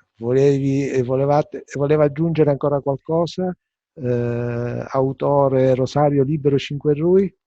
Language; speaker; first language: Italian; native; Italian